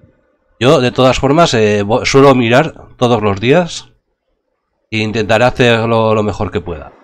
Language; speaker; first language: Spanish; native; Spanish